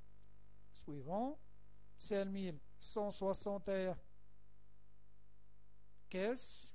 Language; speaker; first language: French; non-native, local second language; Arabic